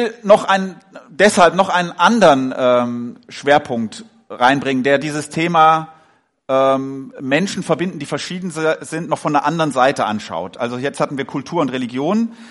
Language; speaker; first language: German; native; German